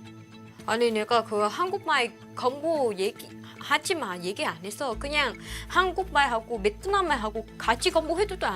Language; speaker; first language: Korean; non-native, learner; Vietnamese